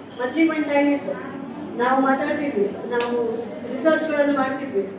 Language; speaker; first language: Kannada; native; Kannada